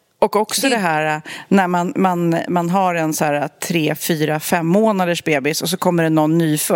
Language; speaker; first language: Swedish; native; Swedish